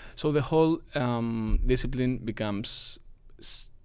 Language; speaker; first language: English; non-native, fluent; Greek